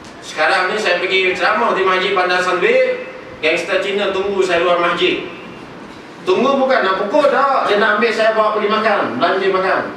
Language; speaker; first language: Malay; non-native, local second language; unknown